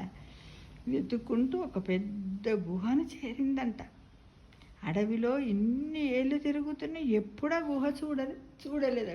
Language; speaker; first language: Telugu; native; Telugu